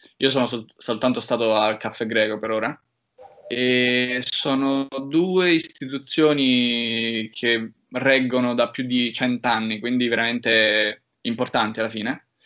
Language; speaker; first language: Italian; native; Italian